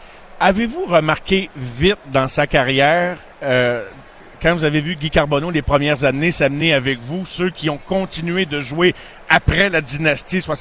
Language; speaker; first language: French; native; French